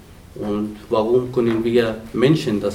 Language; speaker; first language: German; non-native, learner; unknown